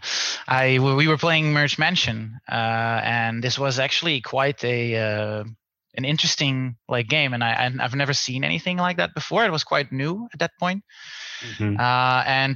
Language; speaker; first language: English; non-native, fluent; Dutch